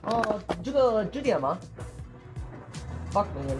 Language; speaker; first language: English; native; English